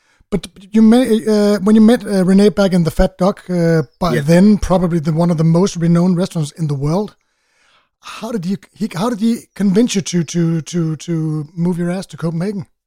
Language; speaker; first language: English; non-native, fluent; Danish